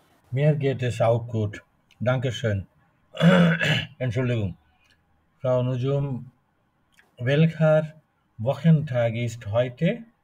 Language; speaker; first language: German; non-native, fluent; Bangla